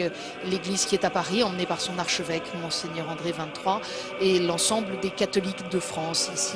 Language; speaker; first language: French; native; French